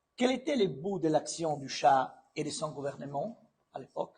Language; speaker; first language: French; non-native, fluent; Italian